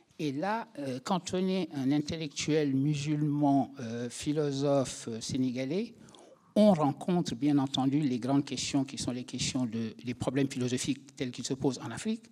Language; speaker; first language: French; non-native, local second language; Wolof